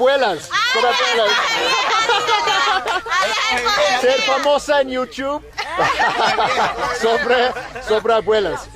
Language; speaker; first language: Spanish; non-native, learner; English